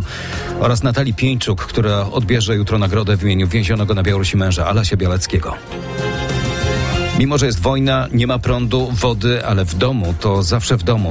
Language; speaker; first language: Polish; native; Polish